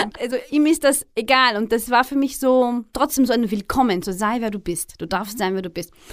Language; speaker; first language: German; early bilingual, other home language; Arabic